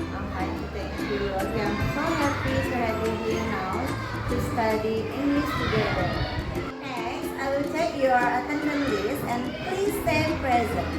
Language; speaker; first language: English; non-native, learner; Indonesian